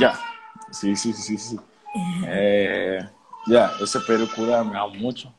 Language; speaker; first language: Spanish; non-native, learner; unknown